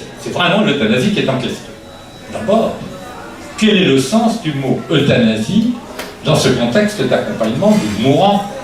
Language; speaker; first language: French; native; French